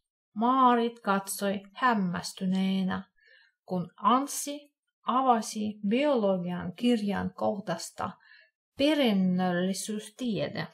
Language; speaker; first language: Finnish; non-native, fluent; Russian